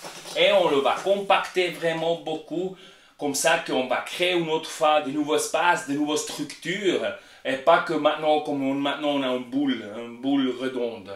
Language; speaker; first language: French; non-native, learner; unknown